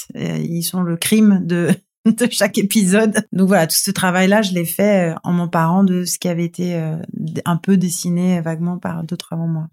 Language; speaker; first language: French; native; French